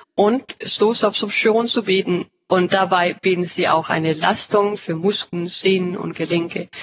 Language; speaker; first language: German; non-native, fluent; Danish